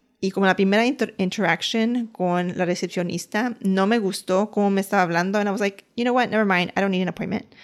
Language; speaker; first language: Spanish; early bilingual, heritage; Spanish